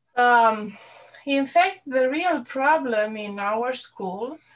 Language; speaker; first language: English; non-native, fluent; Romanian